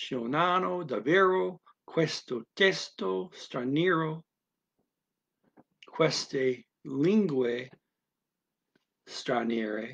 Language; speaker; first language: Italian; non-native, learner; Dutch